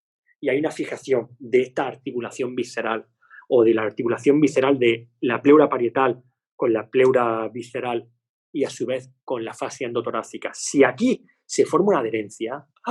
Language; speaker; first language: Spanish; native; Spanish